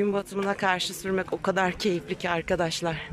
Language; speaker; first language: Turkish; native; Turkish